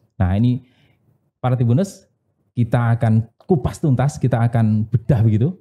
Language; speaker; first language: Indonesian; native; Indonesian